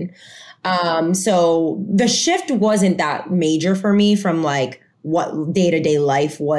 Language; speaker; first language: English; non-native, fluent; Spanish